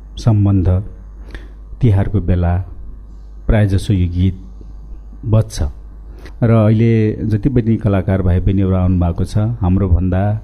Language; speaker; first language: Nepali; native; Nepali